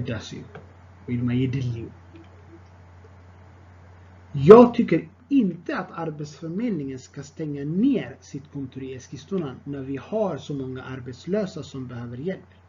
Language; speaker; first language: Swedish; non-native, fluent; Tigrinya